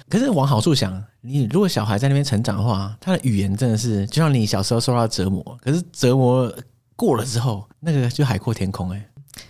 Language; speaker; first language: Chinese; native; Chinese